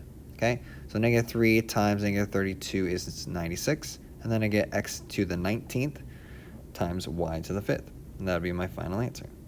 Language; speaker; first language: English; native; English